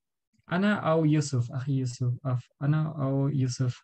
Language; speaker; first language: Arabic; non-native, learner; German